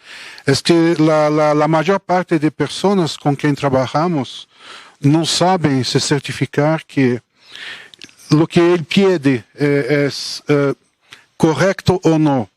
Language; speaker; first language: Spanish; non-native, fluent; Portuguese